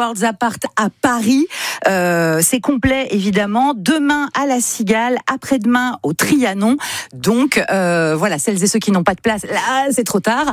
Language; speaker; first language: French; native; French